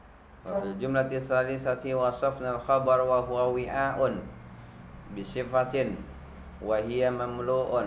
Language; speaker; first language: Arabic; non-native, fluent; Indonesian